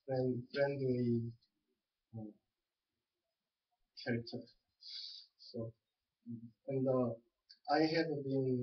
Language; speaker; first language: English; non-native, learner; Korean